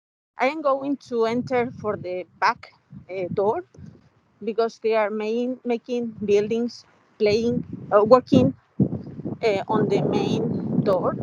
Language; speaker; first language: English; non-native, fluent; Spanish